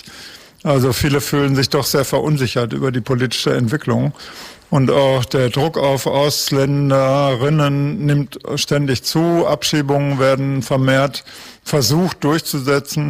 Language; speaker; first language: German; native; German